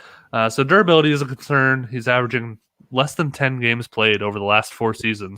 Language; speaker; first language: English; native; English